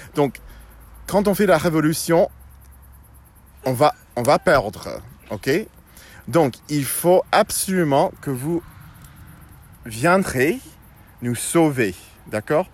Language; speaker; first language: French; non-native, fluent; English